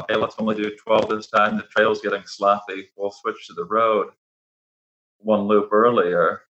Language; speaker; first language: English; native; English